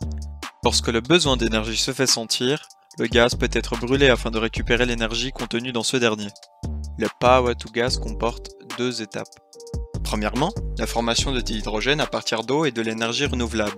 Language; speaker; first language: French; native; French